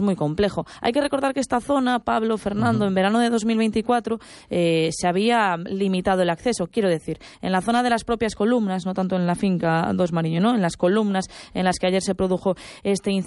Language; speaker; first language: Spanish; native; Spanish